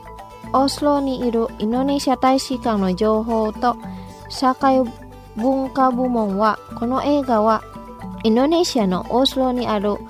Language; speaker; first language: Japanese; non-native, fluent; Indonesian